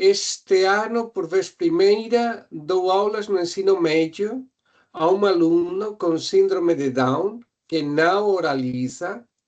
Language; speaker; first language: Portuguese; non-native, fluent; Spanish